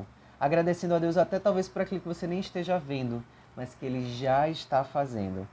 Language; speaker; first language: Portuguese; native; Portuguese